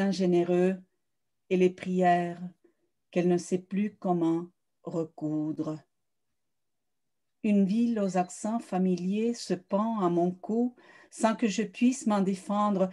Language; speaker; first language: French; early bilingual, other home language; Spanish